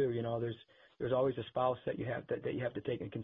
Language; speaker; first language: English; native; English